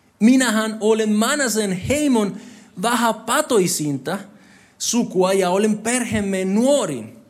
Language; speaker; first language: Finnish; non-native, fluent; Spanish